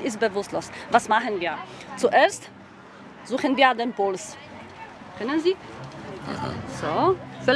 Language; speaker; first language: German; non-native, learner; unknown